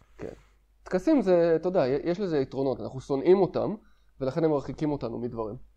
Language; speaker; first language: Hebrew; native; Hebrew